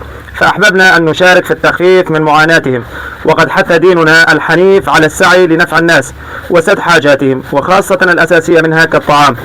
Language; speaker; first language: Arabic; native; Arabic